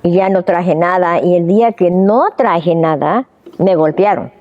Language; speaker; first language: Spanish; early bilingual, heritage; Spanish